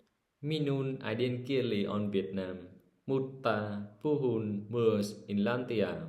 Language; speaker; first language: Finnish; non-native, learner; Vietnamese